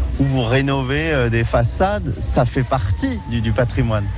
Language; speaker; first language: French; native; French